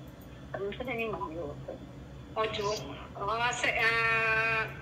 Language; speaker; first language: Cantonese; non-native, learner; Indonesian